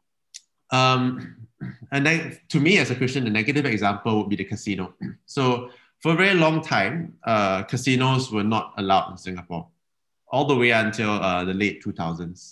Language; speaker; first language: English; native; English